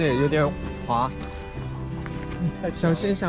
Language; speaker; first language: Chinese; non-native, learner; Korean